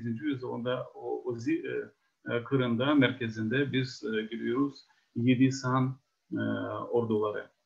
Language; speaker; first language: Turkish; non-native, fluent; Ukrainian